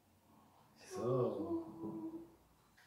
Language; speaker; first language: Japanese; native; Japanese